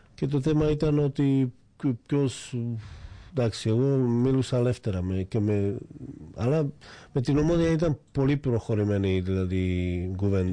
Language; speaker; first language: Greek; non-native, fluent; Slovak